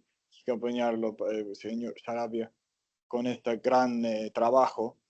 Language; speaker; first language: Spanish; non-native, learner; Greek